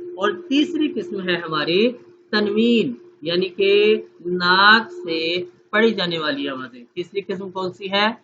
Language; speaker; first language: Urdu; native; Urdu